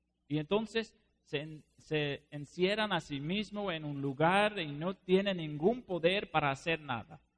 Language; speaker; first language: Spanish; non-native, fluent; Dutch